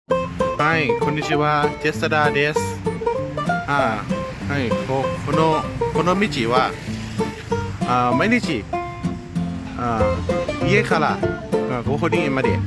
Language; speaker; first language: Japanese; non-native, learner; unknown